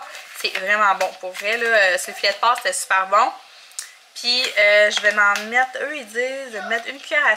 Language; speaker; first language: French; native; French